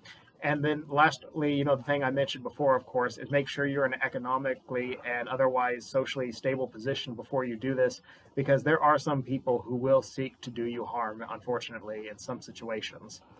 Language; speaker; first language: English; native; English